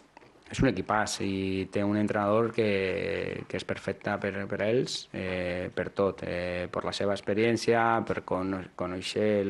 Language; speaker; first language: Catalan; non-native, learner; Spanish